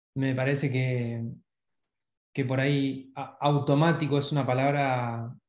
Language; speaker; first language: Spanish; native; Spanish